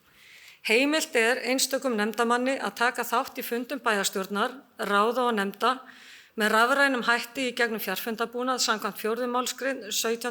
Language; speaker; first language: Icelandic; native; Icelandic